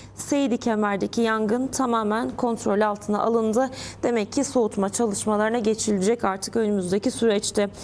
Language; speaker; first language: Turkish; early bilingual, heritage; Turkish